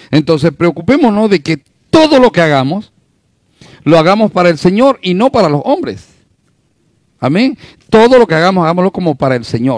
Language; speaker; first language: Spanish; native; Spanish